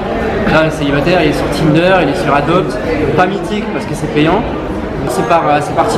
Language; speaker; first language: French; native; French